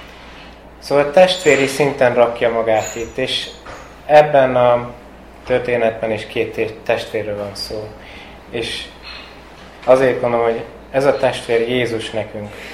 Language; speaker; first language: Hungarian; early bilingual, heritage; Hungarian